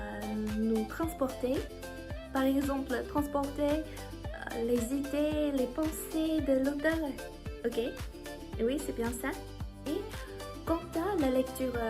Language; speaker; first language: French; non-native, learner; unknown